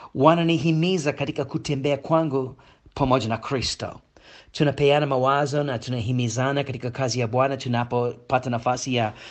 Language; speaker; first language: Swahili; non-native, fluent; English